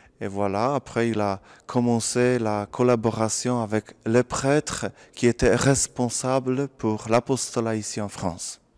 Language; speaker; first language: French; non-native, fluent; Polish